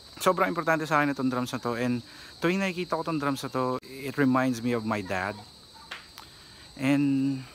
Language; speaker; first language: Filipino; native; Filipino